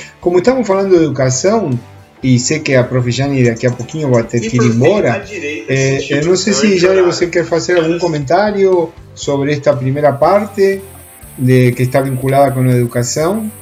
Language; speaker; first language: Portuguese; non-native, fluent; Spanish